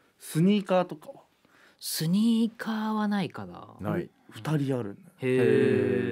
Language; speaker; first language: Japanese; native; Japanese